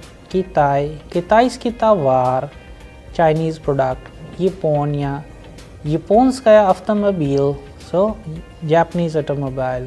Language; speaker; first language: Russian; non-native, fluent; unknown